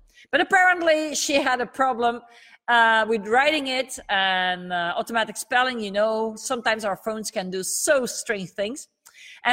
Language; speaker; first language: English; non-native, fluent; Dutch